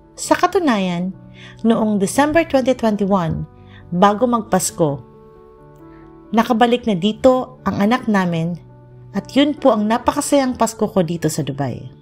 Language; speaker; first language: Filipino; non-native, local second language; Bikol